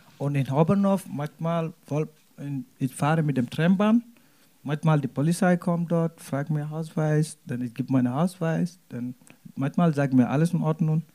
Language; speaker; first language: German; non-native, learner; Wolof